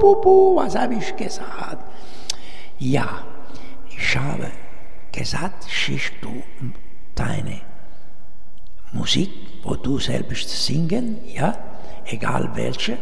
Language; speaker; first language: German; non-native, learner; Italian